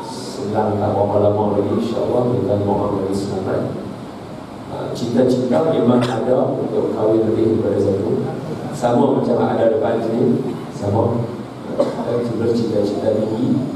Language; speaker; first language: Malay; native; Malay